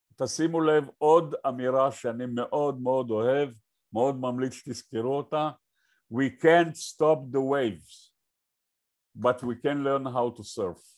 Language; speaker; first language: Hebrew; native; Hebrew